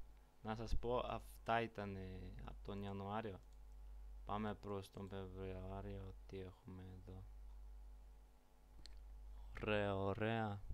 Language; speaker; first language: Greek; non-native, learner; Bulgarian